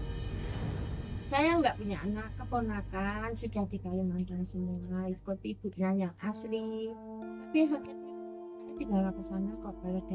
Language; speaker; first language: Indonesian; non-native, local second language; Javanese